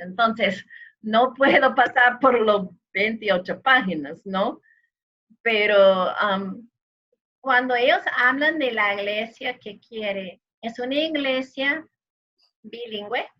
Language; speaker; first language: Spanish; non-native, fluent; English